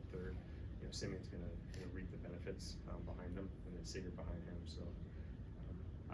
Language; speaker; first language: English; native; English